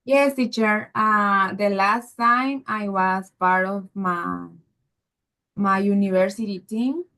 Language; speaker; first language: English; non-native, learner; Spanish